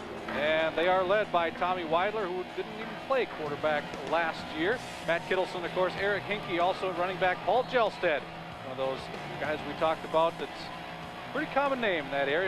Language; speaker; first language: English; native; English